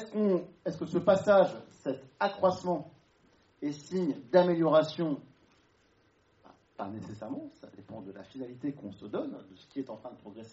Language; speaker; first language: French; native; French